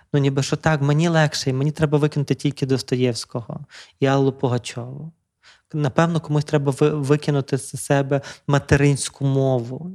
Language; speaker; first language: Ukrainian; native; Ukrainian